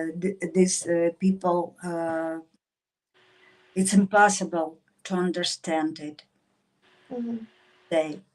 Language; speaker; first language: English; non-native, learner; Russian